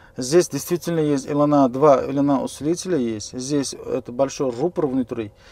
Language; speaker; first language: Russian; non-native, local second language; Uzbek